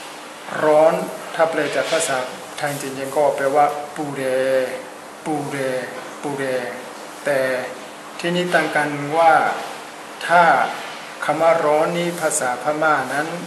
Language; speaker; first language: Thai; non-native, fluent; Burmese